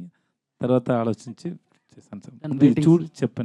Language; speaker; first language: Telugu; non-native, learner; Tamil